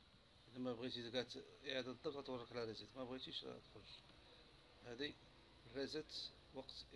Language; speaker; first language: French; non-native, local second language; Arabic